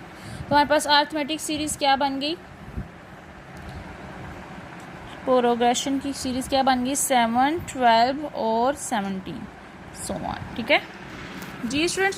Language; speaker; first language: Hindi; non-native, local second language; Punjabi